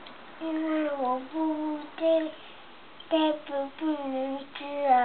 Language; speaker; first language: Chinese; early bilingual, heritage; Chinese